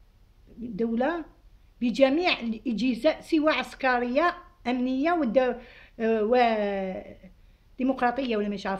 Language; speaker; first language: Arabic; native; Arabic